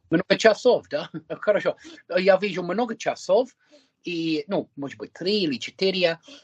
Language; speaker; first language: Russian; non-native, learner; English